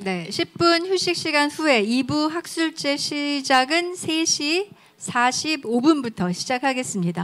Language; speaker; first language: Korean; native; Korean